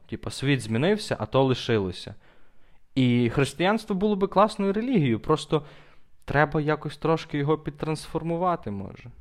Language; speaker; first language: Ukrainian; native; Ukrainian